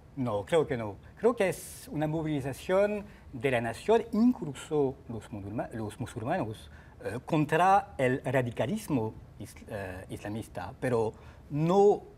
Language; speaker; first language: Spanish; non-native, fluent; French